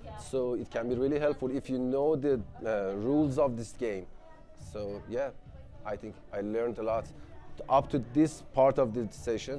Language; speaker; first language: English; non-native, fluent; Persian